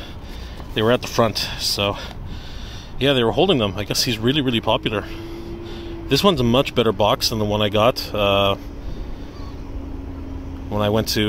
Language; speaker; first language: English; native; English